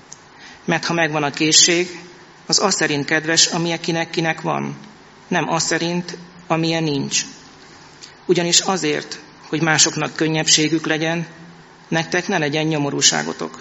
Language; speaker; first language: Hungarian; native; Hungarian